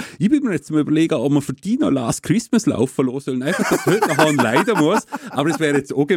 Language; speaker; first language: German; native; German